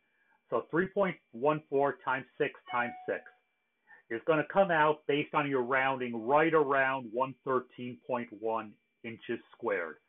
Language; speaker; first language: English; native; English